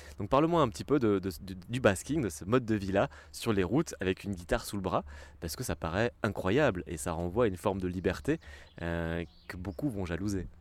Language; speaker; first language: French; native; French